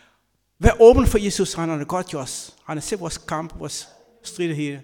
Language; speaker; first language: Danish; non-native, fluent; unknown